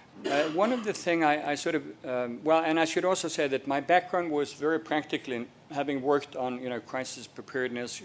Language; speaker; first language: English; non-native, fluent; Norwegian